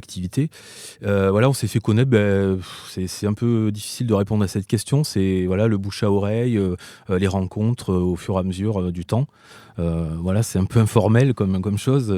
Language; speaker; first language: French; native; French